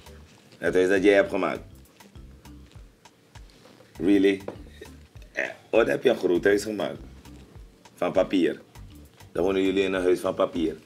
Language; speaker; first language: Dutch; native; Dutch